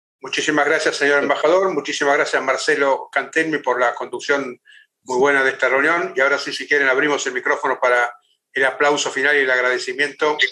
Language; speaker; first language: Spanish; native; Spanish